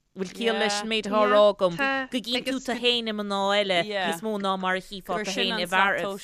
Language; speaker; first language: Irish; native; Irish